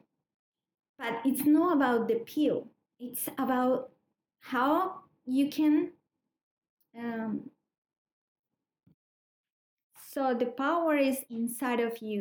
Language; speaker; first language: English; non-native, learner; Spanish